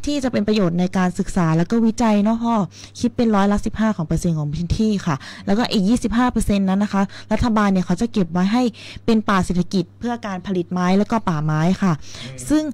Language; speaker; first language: Thai; native; Thai